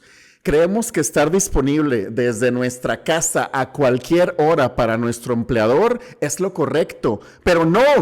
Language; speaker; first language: Spanish; native; Spanish